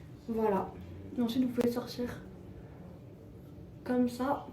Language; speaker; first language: French; native; French